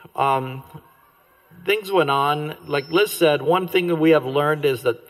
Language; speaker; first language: English; native; English